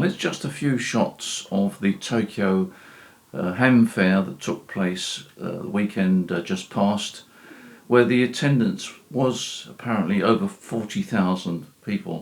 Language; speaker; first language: English; native; English